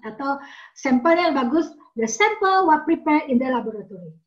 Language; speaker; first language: English; non-native, fluent; Indonesian